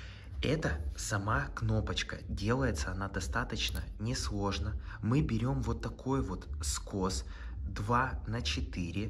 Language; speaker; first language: Russian; native; Russian